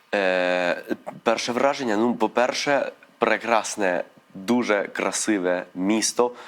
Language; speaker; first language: Ukrainian; early bilingual, heritage; Ukrainian